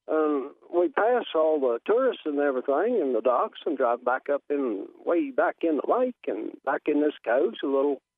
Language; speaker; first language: English; native; English